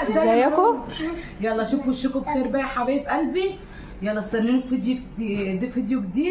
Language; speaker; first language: Arabic; native; Arabic